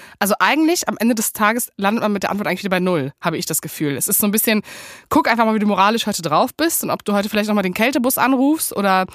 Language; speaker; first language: German; native; German